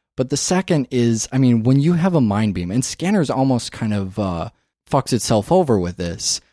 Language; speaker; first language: English; native; English